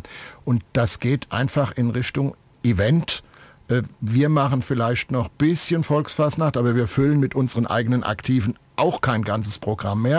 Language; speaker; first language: German; native; German